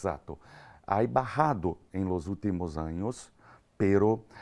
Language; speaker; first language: Spanish; non-native, learner; Portuguese